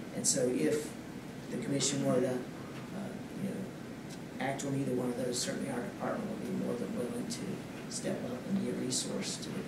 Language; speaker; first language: English; native; English